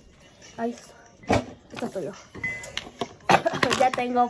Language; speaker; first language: Spanish; early bilingual, other home language; Filipino